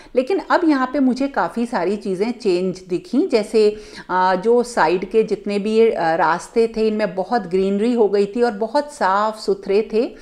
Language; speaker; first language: Hindi; native; Hindi